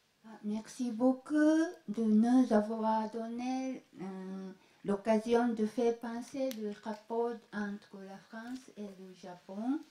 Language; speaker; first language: French; non-native, fluent; Japanese